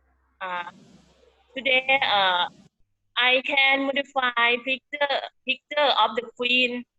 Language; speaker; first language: English; non-native, learner; Thai